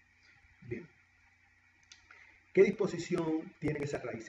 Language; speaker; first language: Spanish; native; Spanish